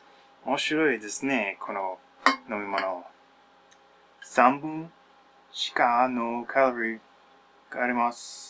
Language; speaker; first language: Japanese; non-native, learner; English